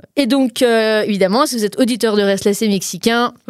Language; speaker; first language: French; native; French